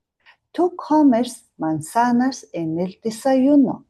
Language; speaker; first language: Spanish; non-native, learner; Mongolian